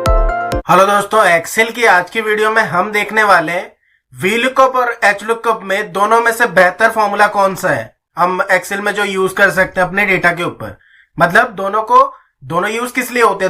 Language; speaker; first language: Hindi; native; Hindi